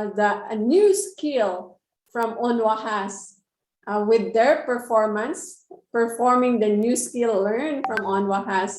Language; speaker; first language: English; non-native, local second language; Filipino